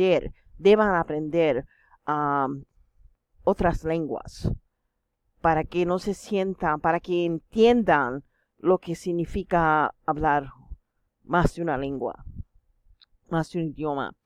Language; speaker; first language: Spanish; non-native, fluent; English